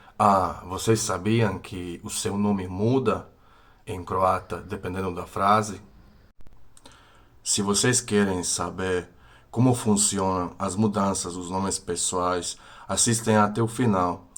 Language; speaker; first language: Portuguese; non-native, fluent; Croatian